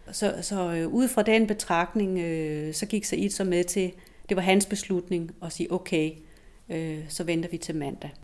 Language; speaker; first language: Danish; native; Danish